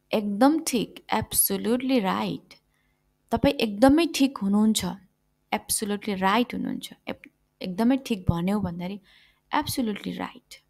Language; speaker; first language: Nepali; native; Nepali